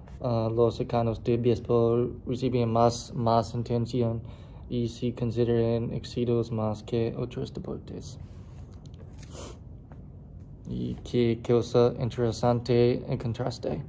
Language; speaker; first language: Spanish; non-native, learner; English